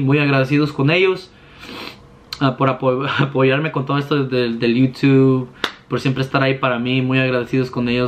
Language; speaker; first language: Spanish; early bilingual, heritage; Spanish